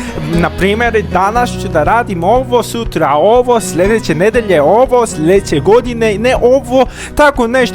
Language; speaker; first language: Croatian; non-native, fluent; Korean